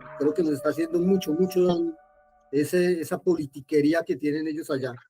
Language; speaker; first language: Spanish; native; Spanish